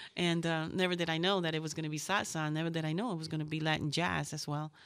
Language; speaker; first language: English; early bilingual, other home language; Spanish